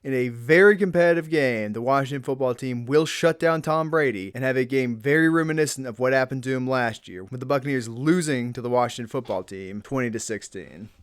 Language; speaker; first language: English; native; English